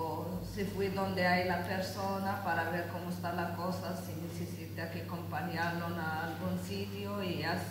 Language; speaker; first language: Spanish; non-native, learner; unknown